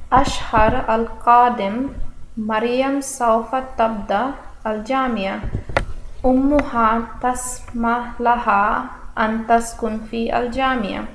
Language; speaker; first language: Arabic; non-native, learner; English